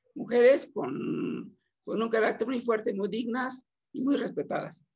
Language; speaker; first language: Spanish; native; Spanish